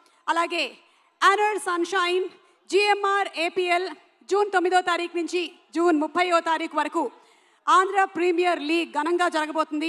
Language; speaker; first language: Telugu; native; Telugu